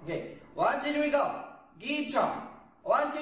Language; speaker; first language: English; non-native, learner; Vietnamese